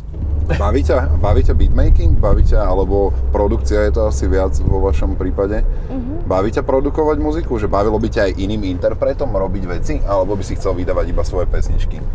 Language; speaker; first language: Slovak; native; Slovak